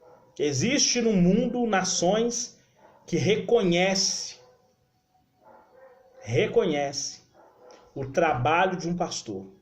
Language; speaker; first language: Portuguese; native; Portuguese